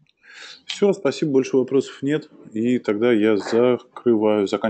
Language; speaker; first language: Russian; native; Russian